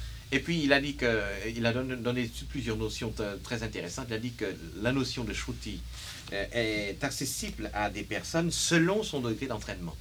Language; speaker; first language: French; native; French